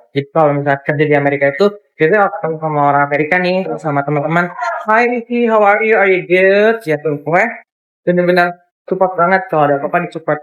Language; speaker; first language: Indonesian; native; Indonesian